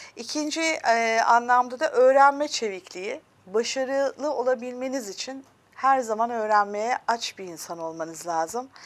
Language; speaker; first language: Turkish; early bilingual, heritage; Turkish